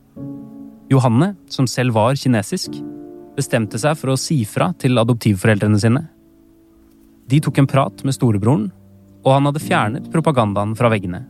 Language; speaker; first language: Norwegian; native; Norwegian